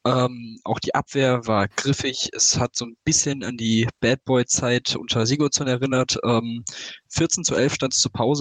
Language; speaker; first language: German; native; German